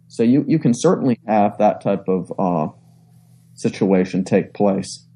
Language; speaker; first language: English; native; English